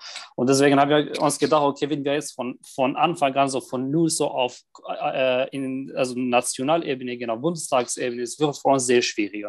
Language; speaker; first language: German; non-native, fluent; Arabic